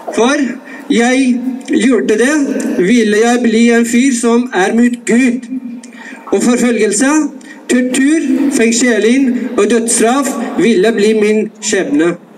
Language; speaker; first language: Norwegian; non-native, fluent; Persian